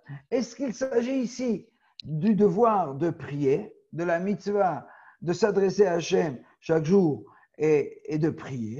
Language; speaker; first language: French; native; French